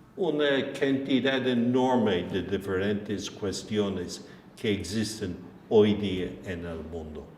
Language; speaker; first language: Spanish; non-native, fluent; English